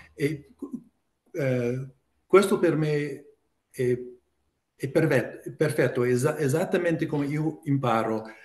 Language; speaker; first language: Italian; non-native, learner; English